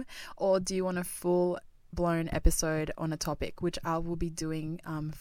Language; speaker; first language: English; non-native, fluent; Japanese